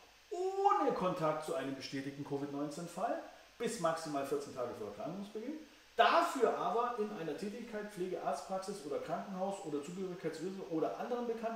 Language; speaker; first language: German; native; German